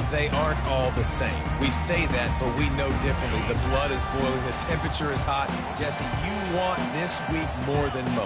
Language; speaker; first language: English; native; English